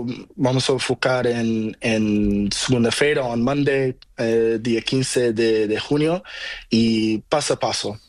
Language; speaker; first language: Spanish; non-native, learner; Portuguese